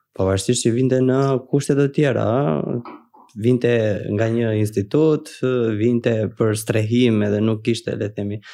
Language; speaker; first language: Albanian; native; Albanian